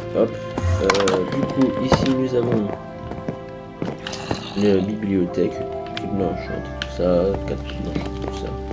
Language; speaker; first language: French; native; French